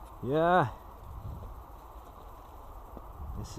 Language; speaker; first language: German; non-native, learner; English